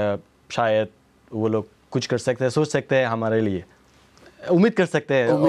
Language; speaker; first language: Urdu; non-native, fluent; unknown